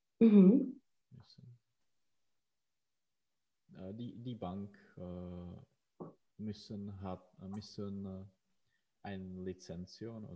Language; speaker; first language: German; non-native, learner; Czech